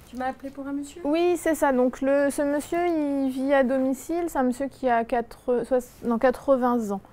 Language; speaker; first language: French; native; French